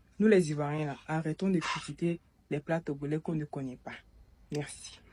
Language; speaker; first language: French; native; French